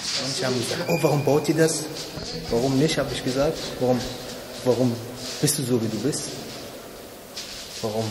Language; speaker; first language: German; non-native, fluent; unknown